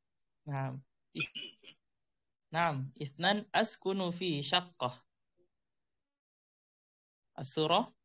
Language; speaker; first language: Arabic; non-native, fluent; Indonesian